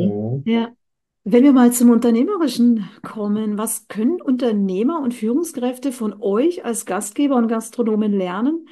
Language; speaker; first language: German; native; German